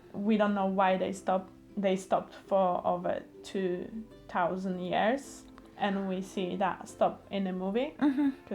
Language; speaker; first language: English; non-native, learner; Polish